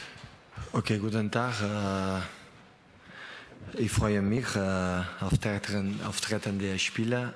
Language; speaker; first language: German; non-native, learner; Catalan